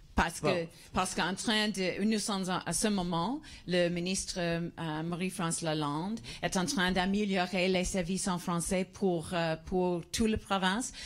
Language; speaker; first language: French; non-native, learner; English